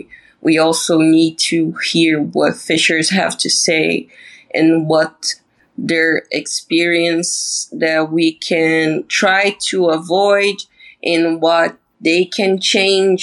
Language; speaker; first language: English; non-native, fluent; Portuguese